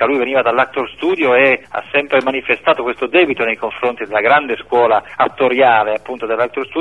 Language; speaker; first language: Italian; native; Italian